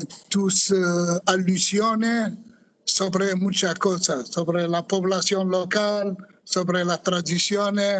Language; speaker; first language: Spanish; non-native, fluent; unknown